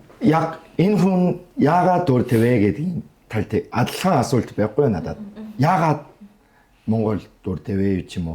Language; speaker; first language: Mongolian; non-native, fluent; Korean